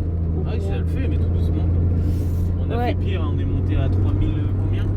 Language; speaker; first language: French; native; French